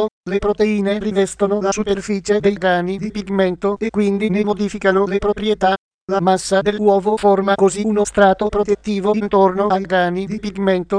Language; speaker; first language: Italian; native; Italian